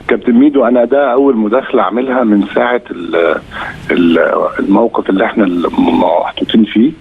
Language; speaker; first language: Arabic; native; Arabic